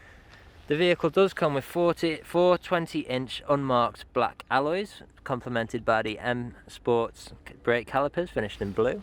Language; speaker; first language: English; native; English